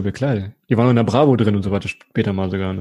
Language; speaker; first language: German; native; German